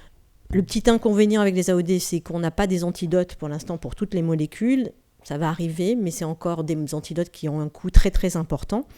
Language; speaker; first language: French; native; French